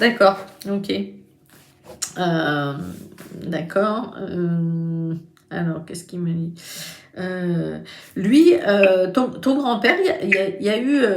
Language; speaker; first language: French; native; French